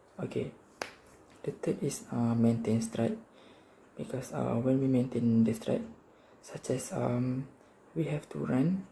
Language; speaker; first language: English; non-native, learner; Malay